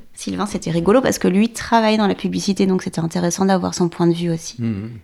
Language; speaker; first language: French; native; French